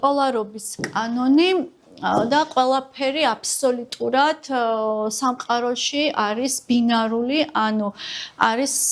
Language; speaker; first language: Georgian; native; Georgian